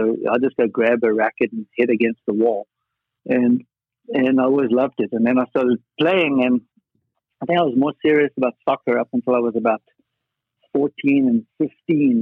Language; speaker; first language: English; native; English